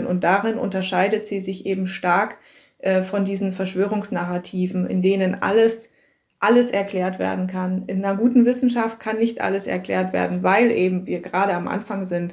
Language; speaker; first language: German; native; German